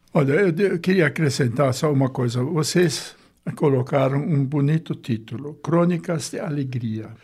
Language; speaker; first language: Portuguese; early bilingual, other home language; German